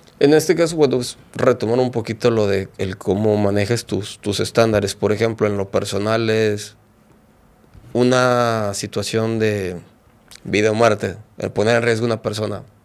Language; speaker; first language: Spanish; native; Spanish